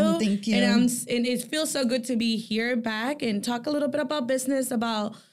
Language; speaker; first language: English; early bilingual, other home language; Spanish